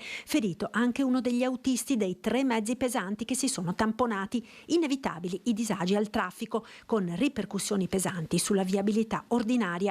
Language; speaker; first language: Italian; native; Italian